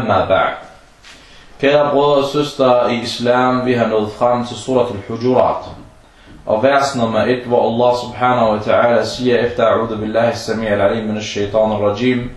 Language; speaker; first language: Danish; non-native, fluent; Arabic